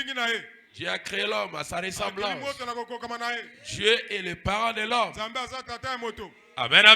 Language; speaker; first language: French; non-native, local second language; Lingala